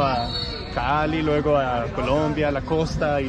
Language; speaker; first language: Spanish; non-native, learner; English